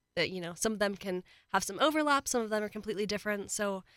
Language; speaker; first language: English; native; English